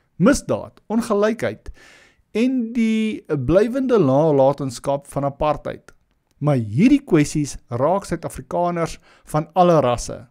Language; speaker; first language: Afrikaans; non-native, local second language; English